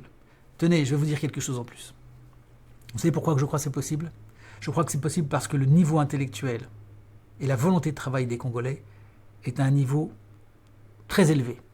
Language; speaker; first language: French; native; French